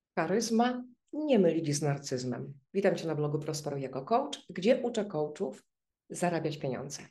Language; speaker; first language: Polish; native; Polish